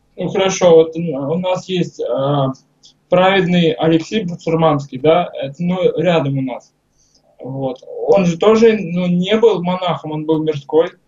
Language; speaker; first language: Russian; native; Russian